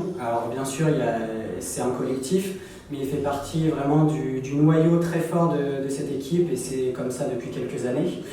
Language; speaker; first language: French; native; French